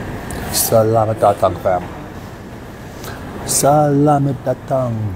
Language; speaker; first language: Indonesian; non-native, learner; English